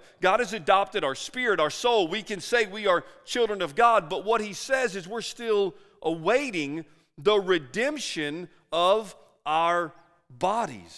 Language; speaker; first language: English; native; English